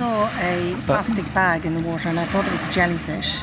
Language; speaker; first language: English; native; English